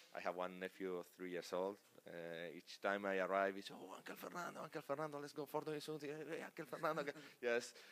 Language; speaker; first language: English; non-native, fluent; Spanish